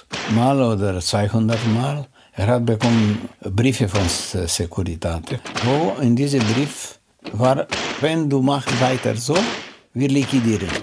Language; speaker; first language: German; non-native, learner; Romanian